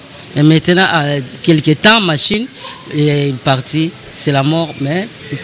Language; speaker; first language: French; non-native, learner; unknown